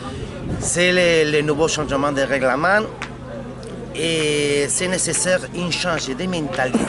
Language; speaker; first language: French; non-native, learner; Spanish